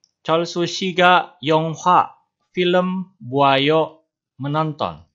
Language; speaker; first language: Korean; non-native, fluent; Indonesian